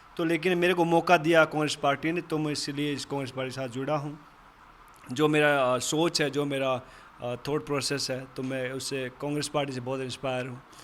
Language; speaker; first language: Hindi; native; Hindi